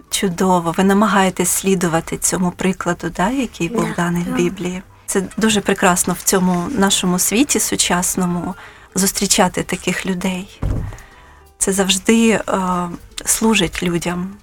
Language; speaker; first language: Ukrainian; native; Ukrainian